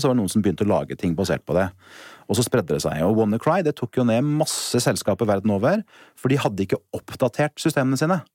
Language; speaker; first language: Norwegian; native; Norwegian